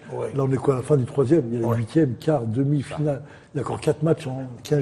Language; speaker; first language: French; non-native, local second language; Arabic